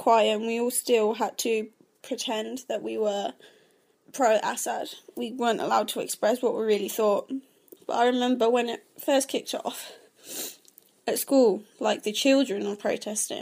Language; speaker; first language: English; non-native, fluent; Arabic